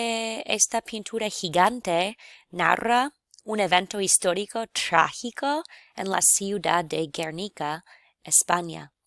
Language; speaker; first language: Spanish; non-native, fluent; English